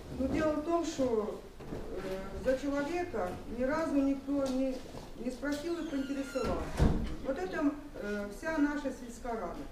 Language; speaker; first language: Russian; non-native, local second language; Ukrainian